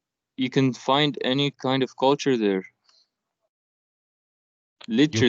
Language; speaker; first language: English; non-native, fluent; Arabic